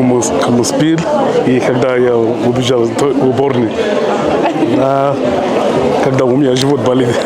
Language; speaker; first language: Russian; non-native, learner; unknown